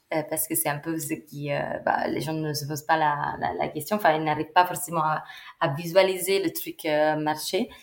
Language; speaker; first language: French; non-native, fluent; Italian